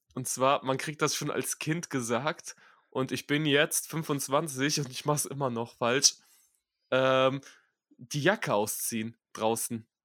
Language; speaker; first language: German; early bilingual, other home language; Russian